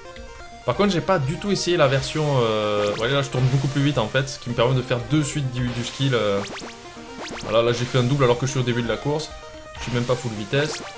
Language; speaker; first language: French; native; French